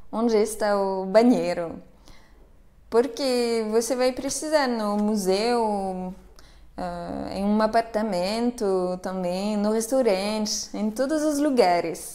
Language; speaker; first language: Portuguese; non-native, fluent; French